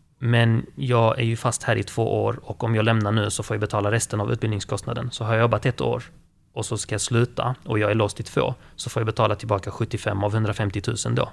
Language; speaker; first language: Swedish; early bilingual, other home language; Arabic